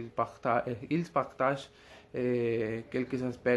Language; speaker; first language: French; non-native, learner; Spanish